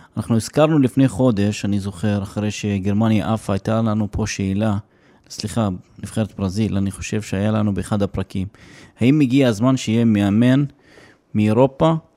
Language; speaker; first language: Hebrew; non-native, local second language; Arabic